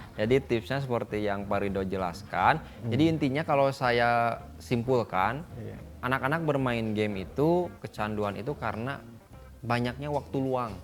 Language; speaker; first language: Indonesian; native; Indonesian